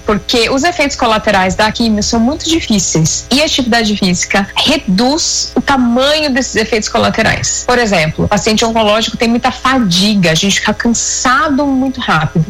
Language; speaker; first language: Portuguese; native; Portuguese